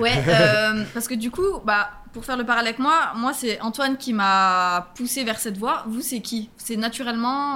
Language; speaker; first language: French; native; French